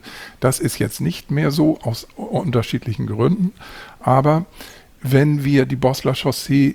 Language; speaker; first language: German; native; German